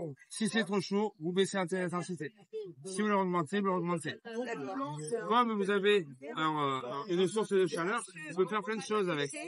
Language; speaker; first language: French; native; French